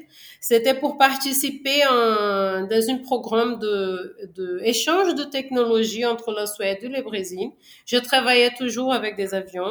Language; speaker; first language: French; non-native, fluent; Portuguese